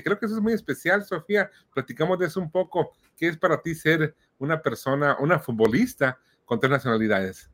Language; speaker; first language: Spanish; native; Spanish